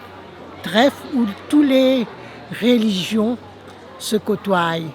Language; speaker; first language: French; non-native, local second language; Morisyen